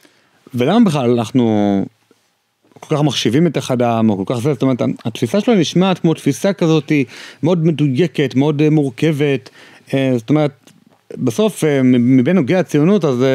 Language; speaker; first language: Hebrew; native; Hebrew